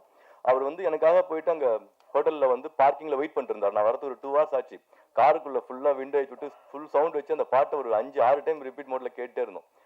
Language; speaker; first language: Tamil; native; Tamil